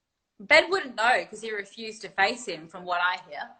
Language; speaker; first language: English; native; English